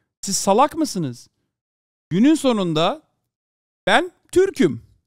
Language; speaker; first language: Turkish; native; Turkish